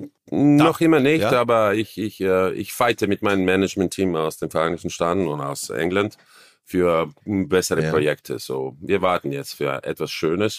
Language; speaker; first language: German; non-native, fluent; Croatian